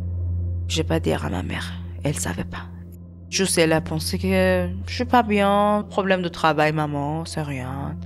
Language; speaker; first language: French; non-native, learner; Persian